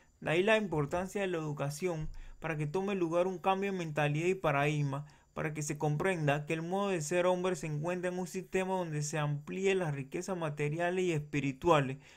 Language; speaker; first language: Spanish; native; Spanish